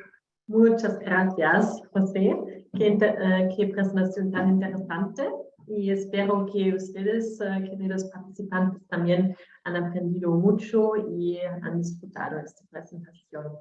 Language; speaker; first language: Spanish; non-native, learner; German